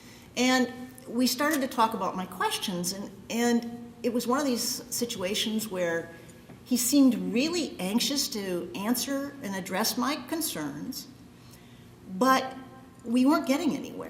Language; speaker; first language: English; native; English